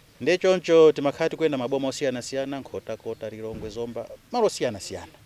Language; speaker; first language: Nyanja; non-native, local second language; Tumbuka